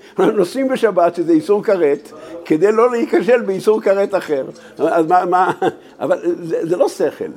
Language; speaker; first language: Hebrew; native; Hebrew